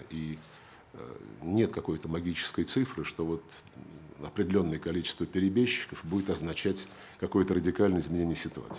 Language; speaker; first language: Russian; native; Russian